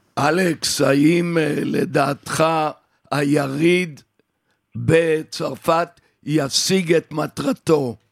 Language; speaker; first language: Hebrew; native; Hebrew